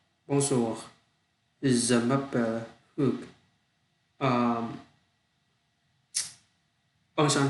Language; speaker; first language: French; non-native, learner; Vietnamese